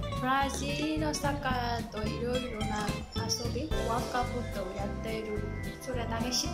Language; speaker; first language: Japanese; non-native, fluent; Burmese